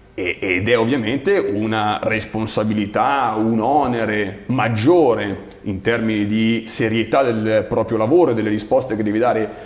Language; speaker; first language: Italian; native; Italian